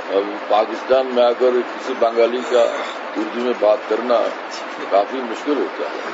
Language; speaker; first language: Urdu; non-native, fluent; Bangla